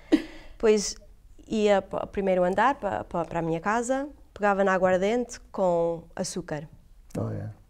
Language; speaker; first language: Portuguese; early bilingual, heritage; English